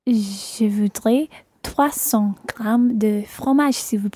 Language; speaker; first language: French; non-native, learner; English